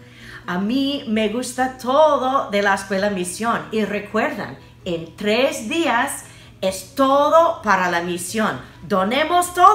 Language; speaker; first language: Spanish; non-native, fluent; English